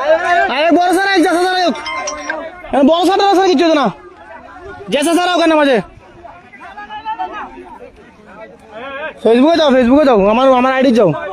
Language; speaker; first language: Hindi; non-native, learner; Bangla